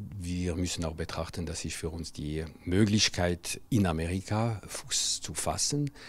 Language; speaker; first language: German; non-native, local second language; French